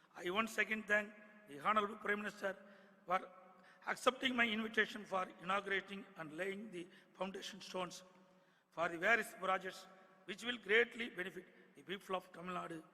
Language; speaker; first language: English; non-native, local second language; Tamil